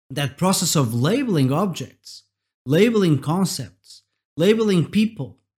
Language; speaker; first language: English; non-native, fluent; Portuguese